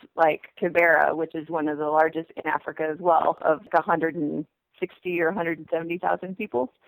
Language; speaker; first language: English; native; English